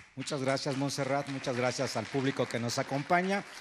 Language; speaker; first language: Spanish; non-native, local second language; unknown